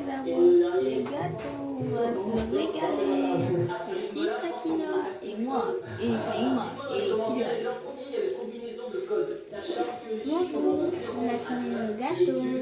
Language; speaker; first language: French; native; French